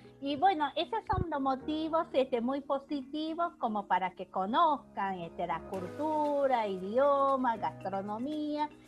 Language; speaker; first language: Spanish; non-native, fluent; Japanese